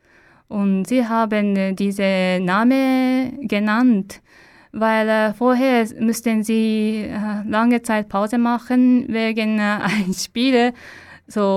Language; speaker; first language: German; non-native, learner; Japanese